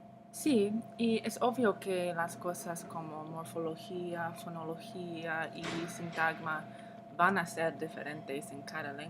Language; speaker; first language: Spanish; non-native, learner; English